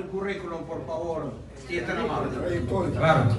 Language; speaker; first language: Spanish; non-native, learner; Portuguese